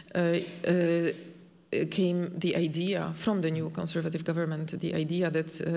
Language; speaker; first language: English; non-native, fluent; Polish